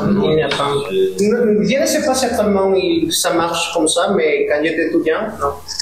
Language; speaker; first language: French; non-native, fluent; Spanish